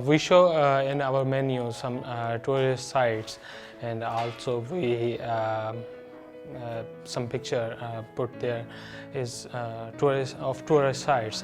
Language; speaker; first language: English; non-native, learner; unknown